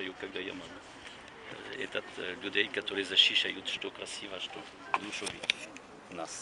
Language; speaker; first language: Russian; non-native, learner; French